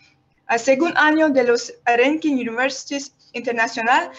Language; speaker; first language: Spanish; non-native, learner; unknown